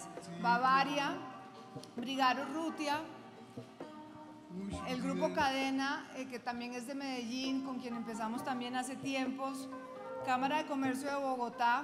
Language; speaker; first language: Spanish; native; Spanish